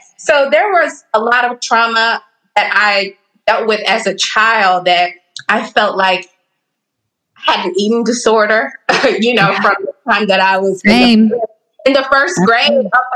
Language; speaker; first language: English; native; English